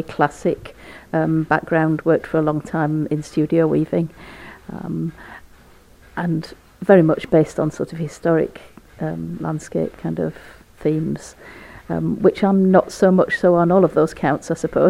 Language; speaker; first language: English; native; English